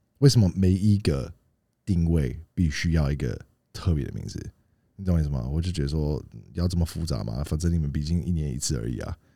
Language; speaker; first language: Chinese; non-native, fluent; English